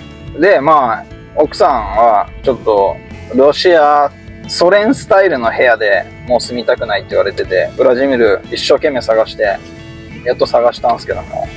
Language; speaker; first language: Japanese; native; Japanese